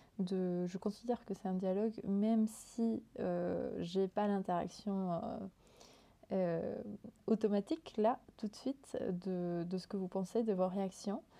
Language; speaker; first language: French; non-native, fluent; Spanish